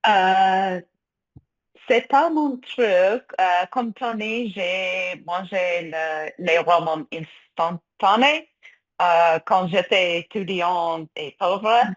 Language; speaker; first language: French; non-native, fluent; English